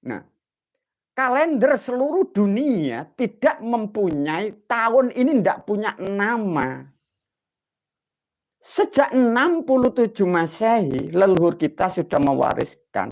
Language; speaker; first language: Indonesian; non-native, local second language; Javanese